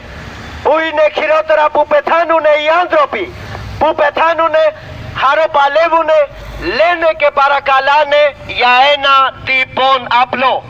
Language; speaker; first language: Greek; non-native, learner; Urdu